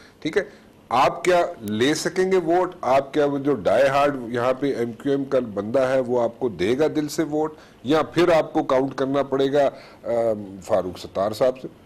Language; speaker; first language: Urdu; native; Urdu